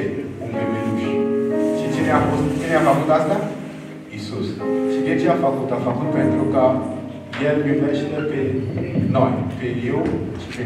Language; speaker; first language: Romanian; non-native, learner; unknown